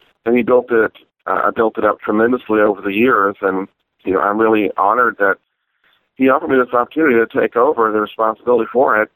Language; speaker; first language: English; native; English